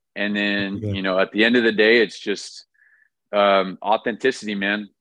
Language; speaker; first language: English; native; English